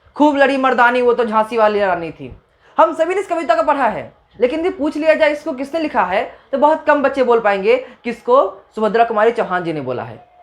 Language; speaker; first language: Hindi; non-native, local second language; Maithili